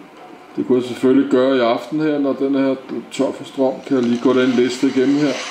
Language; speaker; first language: Danish; native; Danish